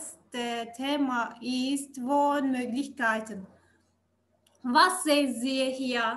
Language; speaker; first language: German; non-native, learner; Turkish